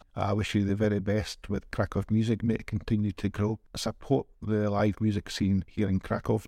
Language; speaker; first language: English; native; English